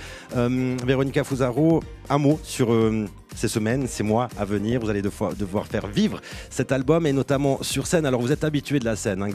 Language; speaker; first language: French; native; French